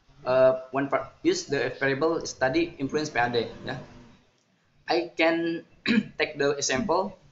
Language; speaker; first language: English; non-native, learner; Indonesian